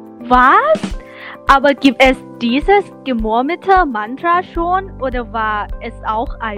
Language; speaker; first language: German; non-native, learner; Thai